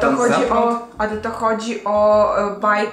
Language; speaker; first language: Polish; non-native, fluent; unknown